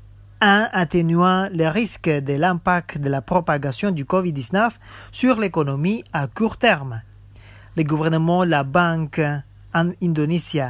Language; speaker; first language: French; non-native, fluent; Indonesian